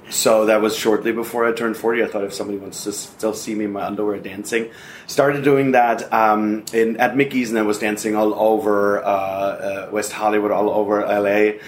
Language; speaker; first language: English; non-native, fluent; German